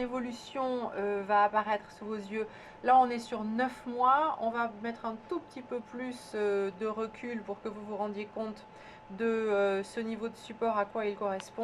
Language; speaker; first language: French; native; French